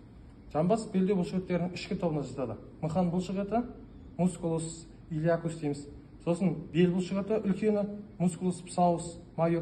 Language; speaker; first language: Kazakh; native; Kazakh